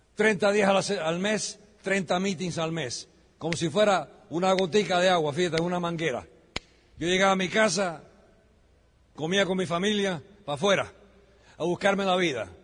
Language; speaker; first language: Spanish; early bilingual, heritage; Spanish